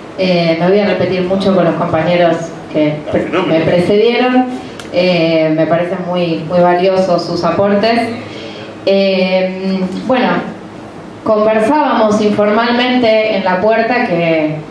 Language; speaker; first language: Spanish; native; Spanish